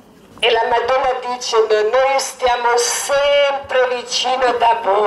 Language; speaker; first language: Italian; non-native, learner; Croatian